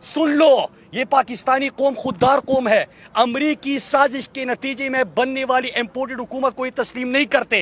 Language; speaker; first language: Urdu; native; Urdu